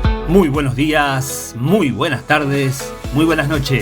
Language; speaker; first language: Spanish; native; Spanish